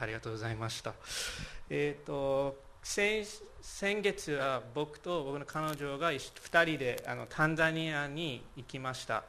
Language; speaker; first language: Japanese; non-native, fluent; English